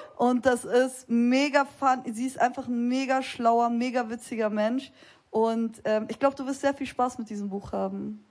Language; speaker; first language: German; early bilingual, other home language; Kurdish